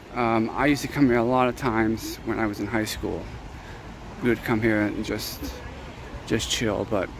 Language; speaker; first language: English; native; English